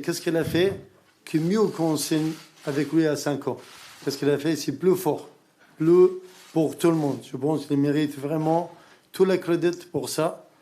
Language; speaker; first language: French; non-native, learner; Arabic